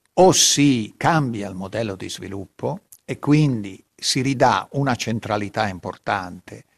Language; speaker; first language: Italian; non-native, local second language; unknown